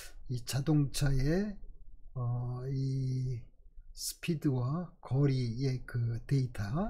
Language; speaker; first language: Korean; native; Korean